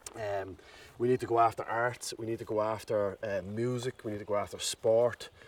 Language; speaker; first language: English; native; English